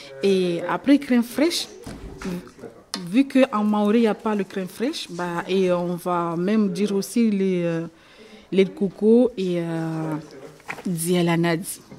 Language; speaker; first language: French; non-native, local second language; Comorian